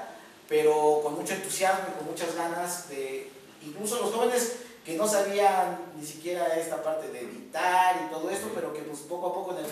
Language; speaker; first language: Spanish; native; Spanish